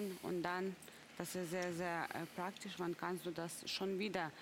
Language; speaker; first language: German; non-native, learner; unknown